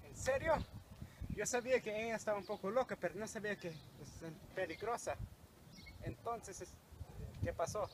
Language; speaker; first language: Spanish; non-native, learner; English